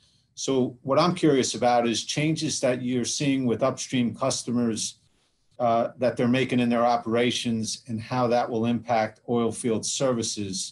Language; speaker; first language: English; native; English